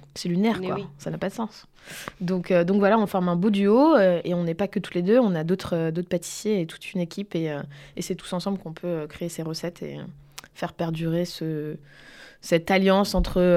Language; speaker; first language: French; native; French